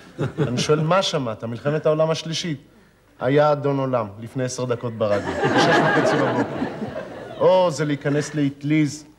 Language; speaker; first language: Hebrew; native; Hebrew